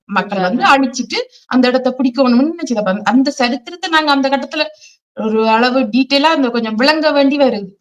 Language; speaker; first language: Tamil; early bilingual, heritage; Tamil